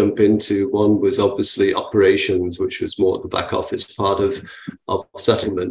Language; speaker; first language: English; native; English